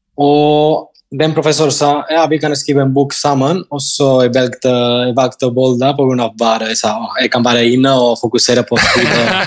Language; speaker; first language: Norwegian; non-native, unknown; Catalan